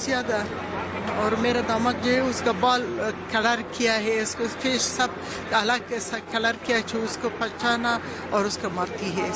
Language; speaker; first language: Hindi; non-native, learner; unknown